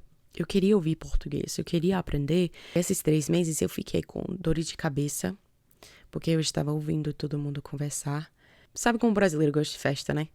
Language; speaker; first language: Portuguese; non-native, fluent; English